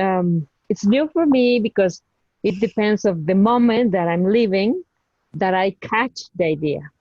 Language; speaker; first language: English; non-native, fluent; Spanish